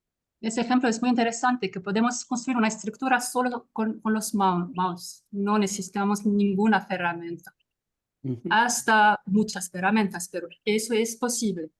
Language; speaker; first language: Spanish; non-native, fluent; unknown